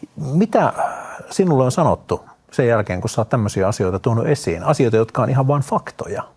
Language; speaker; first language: Finnish; native; Finnish